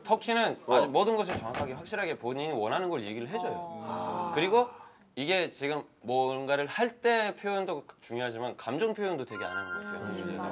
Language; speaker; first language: Korean; non-native, fluent; Turkish